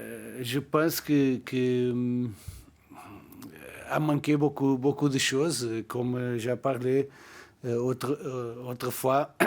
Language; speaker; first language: French; non-native, learner; Portuguese